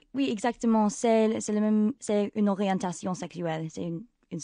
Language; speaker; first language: French; non-native, local second language; English